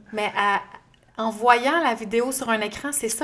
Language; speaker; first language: French; native; French